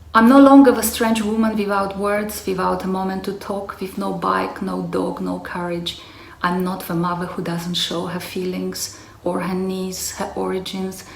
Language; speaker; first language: English; non-native, fluent; Romanian